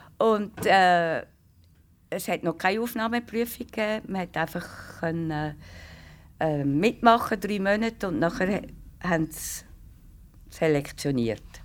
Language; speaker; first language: German; native; German